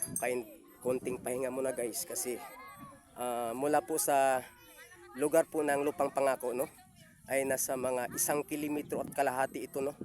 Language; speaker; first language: Filipino; native; Filipino